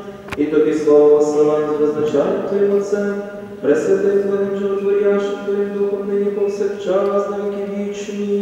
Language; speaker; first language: Ukrainian; native; Ukrainian